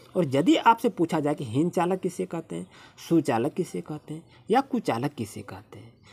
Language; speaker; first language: Hindi; native; Hindi